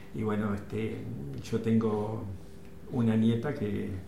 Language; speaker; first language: Spanish; native; Spanish